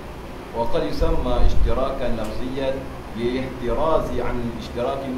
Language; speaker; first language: Arabic; non-native, learner; Malay